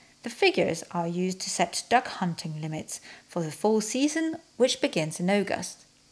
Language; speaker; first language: English; non-native, fluent; French